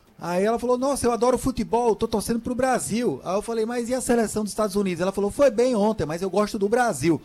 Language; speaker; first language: Portuguese; native; Portuguese